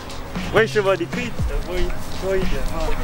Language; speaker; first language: Chinese; non-native, learner; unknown